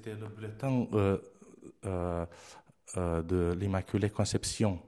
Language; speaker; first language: French; non-native, fluent; Romanian